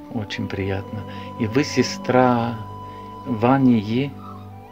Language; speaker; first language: Russian; non-native, local second language; Romanian